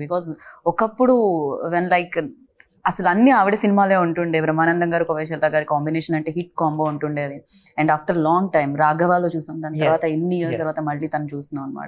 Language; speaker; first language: Telugu; native; Telugu